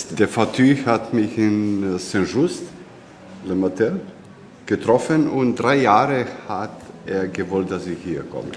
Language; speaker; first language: German; non-native, learner; Serbian